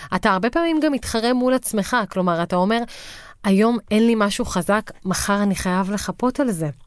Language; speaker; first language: Hebrew; native; Hebrew